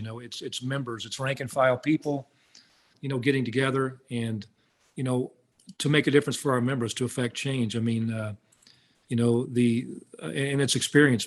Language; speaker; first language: English; native; English